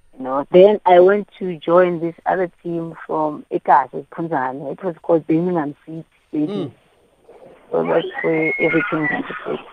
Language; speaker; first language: English; non-native, local second language; Xhosa